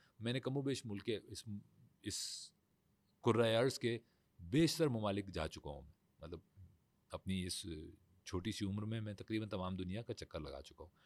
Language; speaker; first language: Urdu; native; Urdu